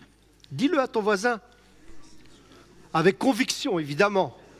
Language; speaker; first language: French; native; French